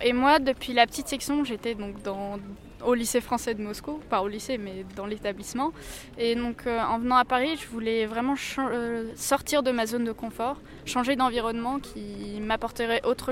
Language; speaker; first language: French; early bilingual, heritage; French